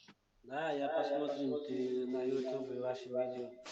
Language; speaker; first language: Russian; non-native, learner; Uzbek